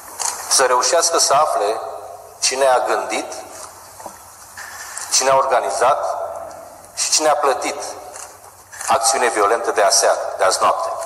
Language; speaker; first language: Romanian; native; Romanian